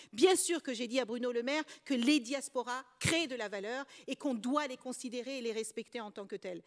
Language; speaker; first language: French; early bilingual, other home language; Kabuverdianu